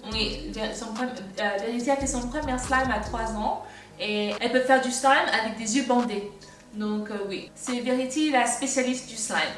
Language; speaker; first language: French; non-native, fluent; English